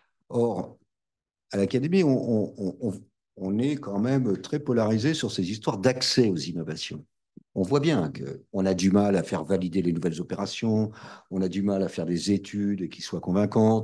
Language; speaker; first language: French; native; French